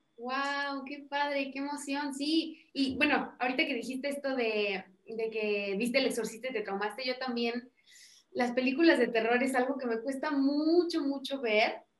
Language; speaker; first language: Spanish; native; Spanish